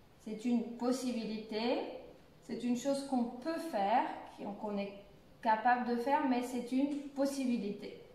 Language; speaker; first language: French; native; French